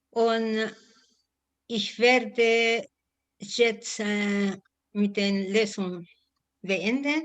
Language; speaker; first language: German; non-native, fluent; Spanish